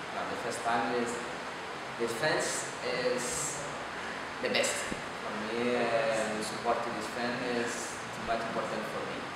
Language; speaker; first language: English; non-native, learner; Portuguese